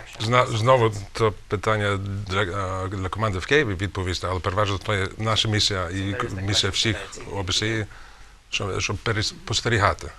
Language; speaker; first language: Ukrainian; early bilingual, heritage; Ukrainian